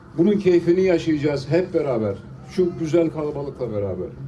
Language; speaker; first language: Turkish; native; Turkish